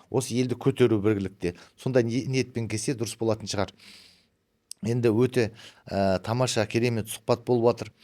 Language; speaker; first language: Kazakh; early bilingual, heritage; Kazakh